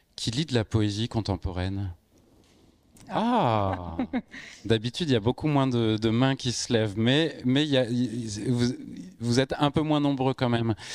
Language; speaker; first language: French; native; French